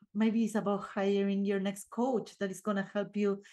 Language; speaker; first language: English; non-native, fluent; Spanish